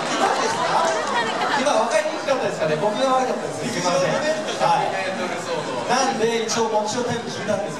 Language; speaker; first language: Japanese; native; Japanese